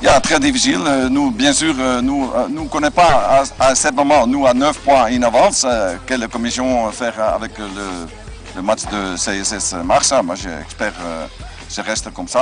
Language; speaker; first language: French; non-native, learner; Dutch